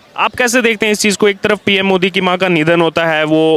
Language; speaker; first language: Hindi; native; Hindi